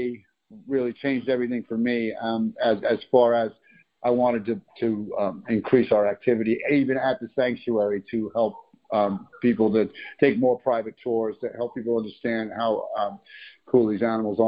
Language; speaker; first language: English; native; English